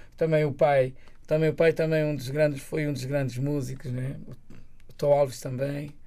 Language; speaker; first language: Portuguese; non-native, local second language; Kabuverdianu